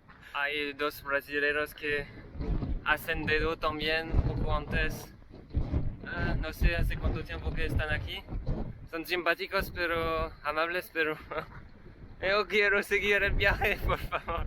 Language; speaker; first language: Spanish; non-native, learner; French